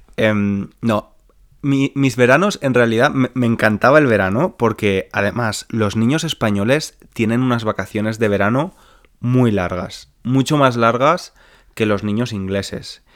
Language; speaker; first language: Spanish; native; Spanish